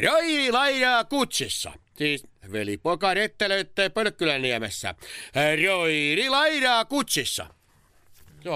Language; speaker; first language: Finnish; native; Finnish